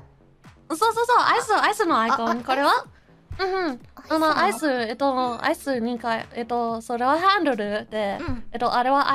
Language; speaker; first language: Japanese; non-native, learner; English